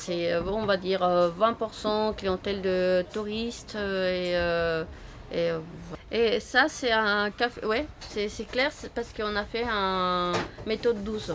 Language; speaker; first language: French; non-native, fluent; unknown